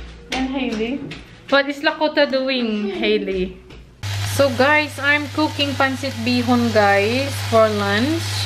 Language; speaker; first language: English; non-native, local second language; Filipino